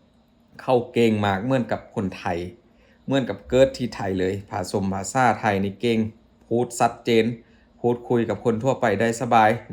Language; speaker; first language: Thai; non-native, local second language; Northeastern Thai